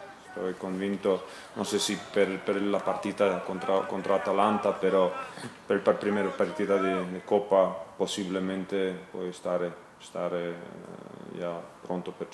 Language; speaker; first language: Italian; non-native, learner; Croatian